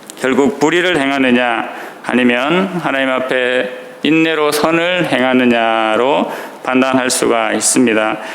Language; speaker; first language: Korean; native; Korean